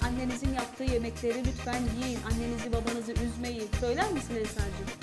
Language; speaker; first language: Turkish; native; Turkish